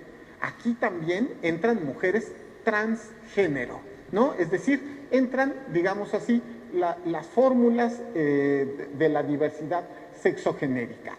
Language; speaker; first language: Spanish; native; Spanish